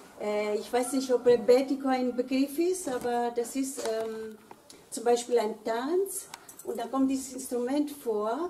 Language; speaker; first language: German; early bilingual, other home language; Greek